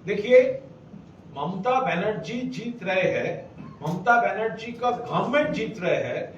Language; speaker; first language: Hindi; non-native, local second language; Bangla